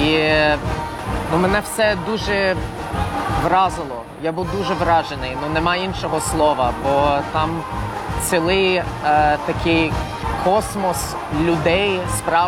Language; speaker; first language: Ukrainian; non-native, fluent; English